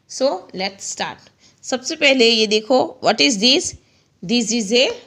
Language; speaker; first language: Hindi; non-native, local second language; Gujarati